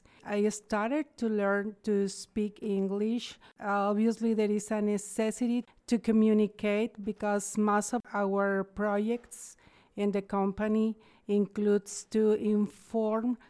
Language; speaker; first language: English; non-native, fluent; Spanish